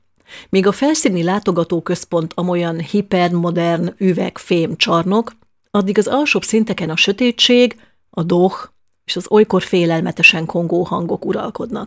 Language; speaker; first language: Hungarian; native; Hungarian